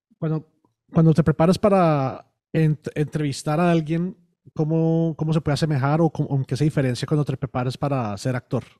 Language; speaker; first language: Spanish; native; Spanish